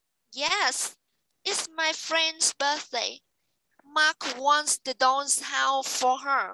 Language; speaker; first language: English; non-native, fluent; Vietnamese